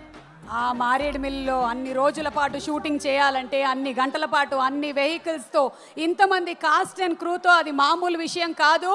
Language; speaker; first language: Telugu; native; Telugu